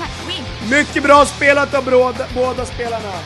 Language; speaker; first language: Swedish; native; Swedish